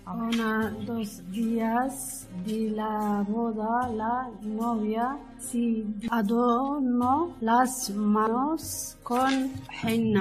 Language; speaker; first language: Spanish; non-native, learner; Arabic